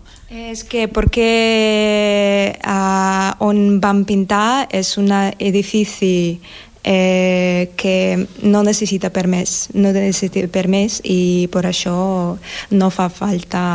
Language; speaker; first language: Catalan; non-native, learner; Spanish